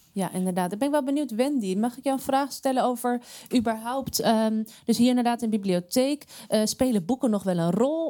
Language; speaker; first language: Dutch; native; Dutch